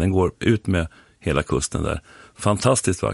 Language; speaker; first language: Swedish; native; Swedish